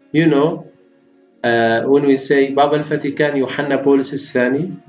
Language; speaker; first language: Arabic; native; Arabic